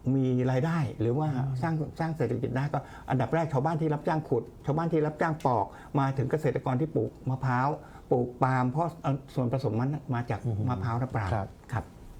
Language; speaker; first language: Thai; native; Thai